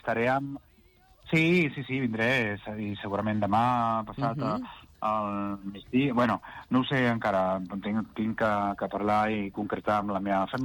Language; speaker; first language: Catalan; non-native, local second language; Spanish